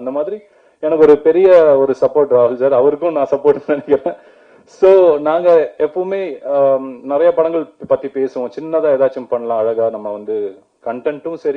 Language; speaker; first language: Tamil; native; Tamil